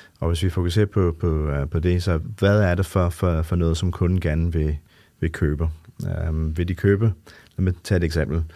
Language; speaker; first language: Danish; non-native, fluent; English